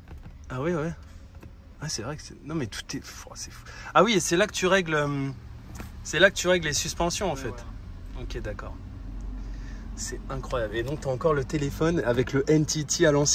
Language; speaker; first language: French; native; French